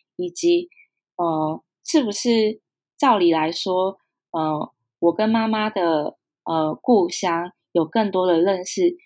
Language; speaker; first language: Chinese; native; Chinese